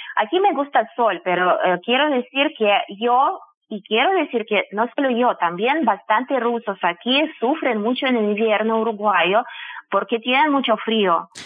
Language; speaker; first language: Spanish; non-native, fluent; Russian